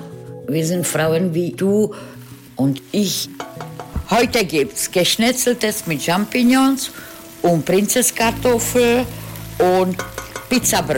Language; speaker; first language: German; non-native, fluent; Czech